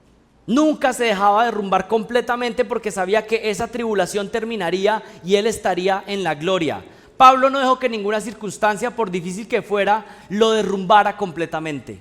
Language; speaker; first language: Spanish; native; Spanish